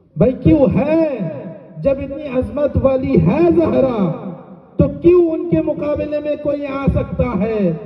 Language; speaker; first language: Urdu; non-native, local second language; Bangla